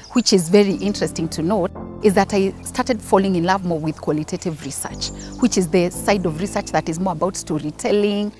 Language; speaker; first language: English; non-native, local second language; Kikuyu